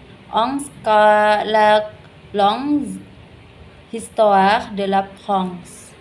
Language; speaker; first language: French; non-native, learner; Indonesian